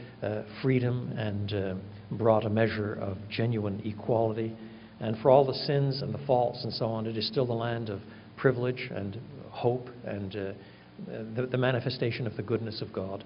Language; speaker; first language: English; native; English